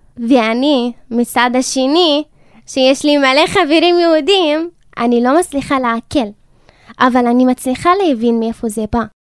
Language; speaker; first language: Hebrew; non-native, local second language; Arabic